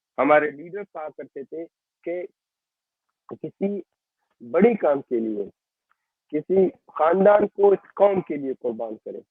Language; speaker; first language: Urdu; non-native, local second language; Baluchi